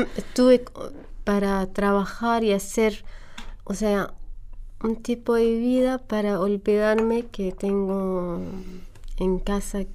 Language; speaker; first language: Spanish; non-native, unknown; Arabic